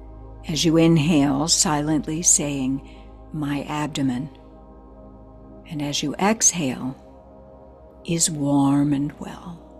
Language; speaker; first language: English; native; English